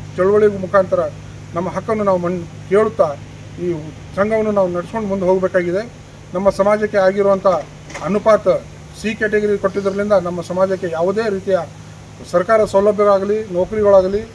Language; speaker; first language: Kannada; non-native, local second language; Lambadi